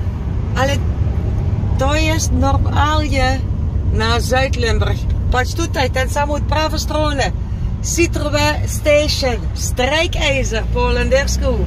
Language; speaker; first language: Polish; non-native, learner; Dutch